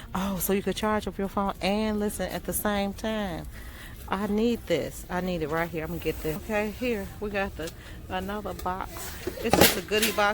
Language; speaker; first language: English; native; English